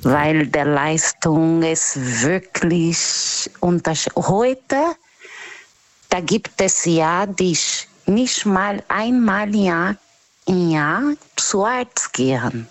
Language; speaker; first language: German; non-native, learner; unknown